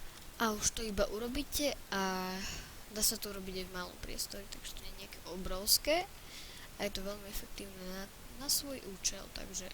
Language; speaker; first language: Slovak; native; Slovak